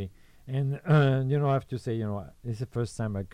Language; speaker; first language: English; non-native, fluent; French